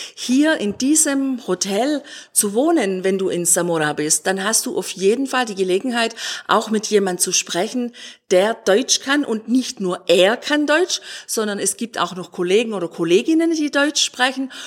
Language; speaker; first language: German; native; German